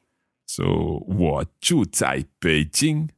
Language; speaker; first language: Chinese; non-native, learner; English